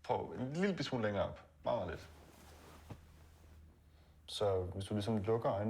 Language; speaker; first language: Danish; native; Danish